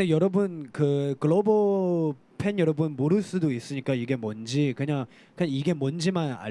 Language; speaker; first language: Korean; non-native, fluent; Cantonese